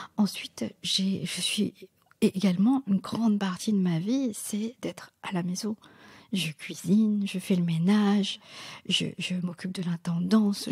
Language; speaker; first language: French; non-native, local second language; Morisyen